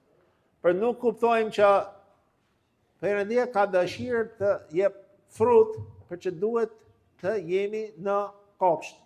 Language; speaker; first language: Albanian; non-native, fluent; English